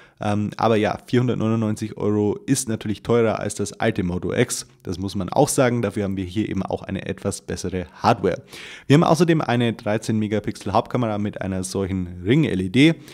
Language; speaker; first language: German; native; German